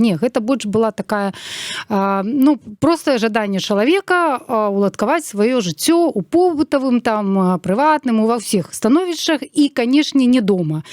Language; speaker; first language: Belarusian; non-native, local second language; Russian